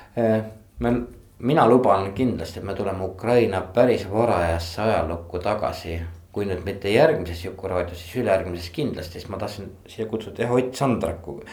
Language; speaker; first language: Estonian; native; Estonian